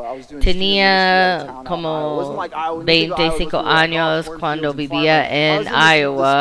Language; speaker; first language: Spanish; non-native, fluent; English